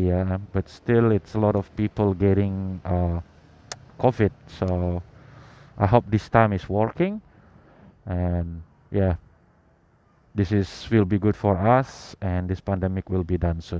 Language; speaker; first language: English; non-native, learner; Indonesian